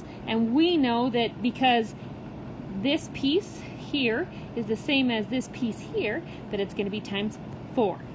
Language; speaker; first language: English; native; English